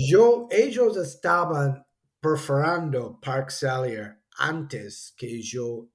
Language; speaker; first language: Spanish; non-native, fluent; English